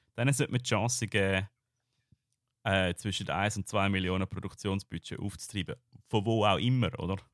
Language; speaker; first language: German; native; German